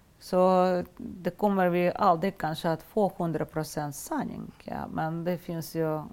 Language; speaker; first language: Swedish; non-native, fluent; Russian